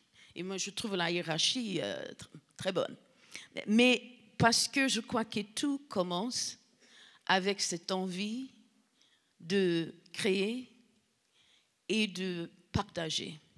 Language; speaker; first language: French; non-native, fluent; English